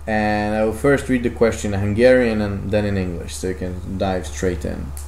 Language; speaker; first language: English; non-native, fluent; Hungarian